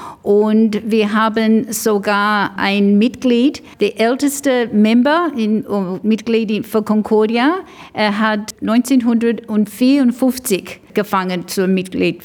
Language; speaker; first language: German; early bilingual, heritage; English